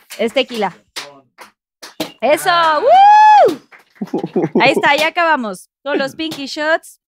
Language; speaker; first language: Spanish; native; Spanish